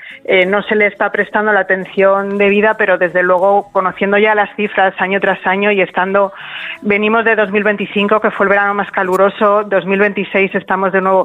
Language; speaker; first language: Spanish; native; Spanish